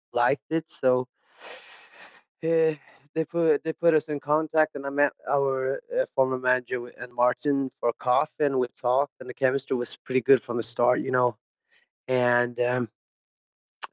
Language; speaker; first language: English; non-native, fluent; Swedish